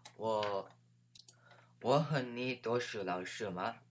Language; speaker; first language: Chinese; non-native, learner; English